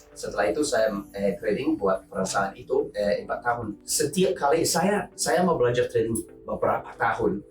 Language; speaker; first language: Indonesian; non-native, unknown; English